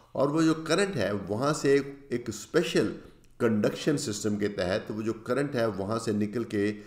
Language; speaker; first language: Urdu; native; Urdu